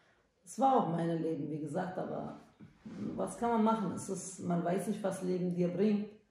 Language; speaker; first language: German; non-native, learner; Turkish